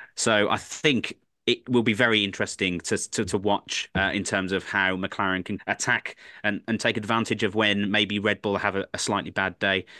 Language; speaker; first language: English; native; English